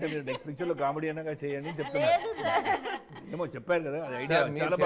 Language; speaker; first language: Telugu; non-native, local second language; Tamil